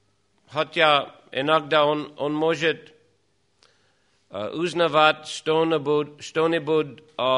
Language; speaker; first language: Russian; non-native, fluent; English